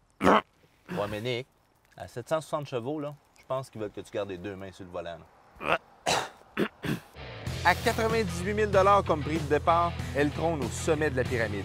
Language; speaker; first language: French; native; French